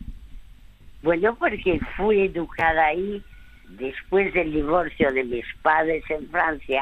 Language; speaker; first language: Spanish; early bilingual, other home language; French